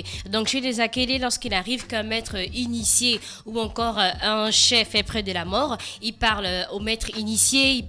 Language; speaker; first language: French; native; French